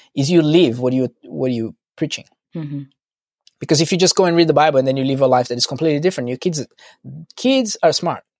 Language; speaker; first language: English; non-native, fluent; Portuguese